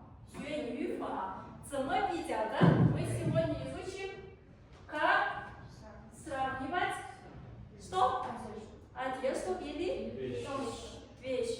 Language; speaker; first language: Russian; non-native, local second language; Kyrgyz